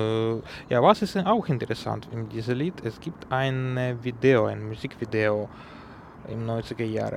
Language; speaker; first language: German; non-native, learner; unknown